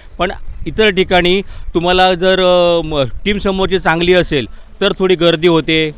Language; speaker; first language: Marathi; native; Marathi